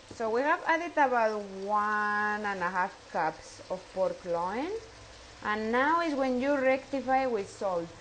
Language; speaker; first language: English; non-native, fluent; Spanish